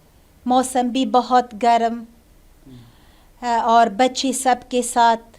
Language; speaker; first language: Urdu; non-native, learner; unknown